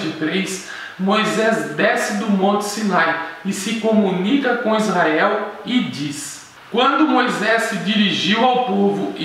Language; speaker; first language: Portuguese; native; Portuguese